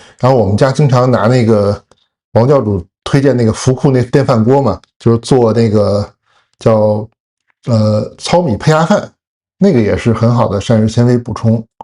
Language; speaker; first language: Chinese; native; Chinese